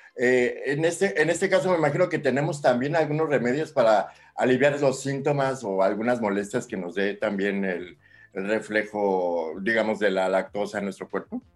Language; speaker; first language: Spanish; native; Spanish